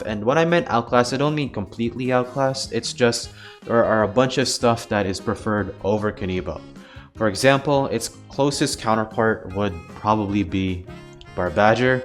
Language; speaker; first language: English; native; English